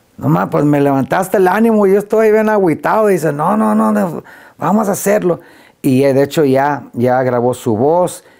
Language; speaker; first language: Spanish; early bilingual, heritage; Spanish